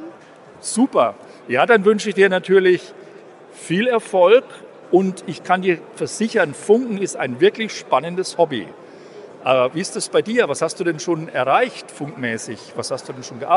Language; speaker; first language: German; native; German